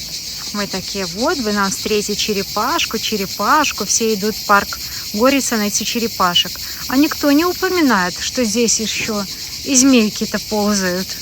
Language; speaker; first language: Russian; native; Russian